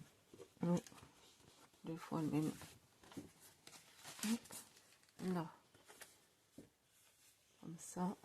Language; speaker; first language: French; native; French